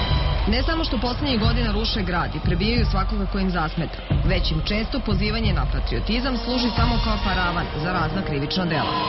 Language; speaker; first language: Serbian; native; Serbian